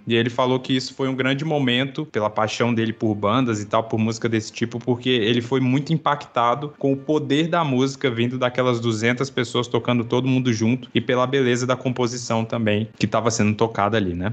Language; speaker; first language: Portuguese; native; Portuguese